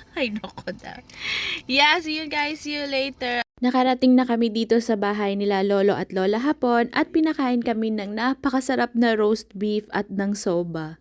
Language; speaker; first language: Filipino; native; Filipino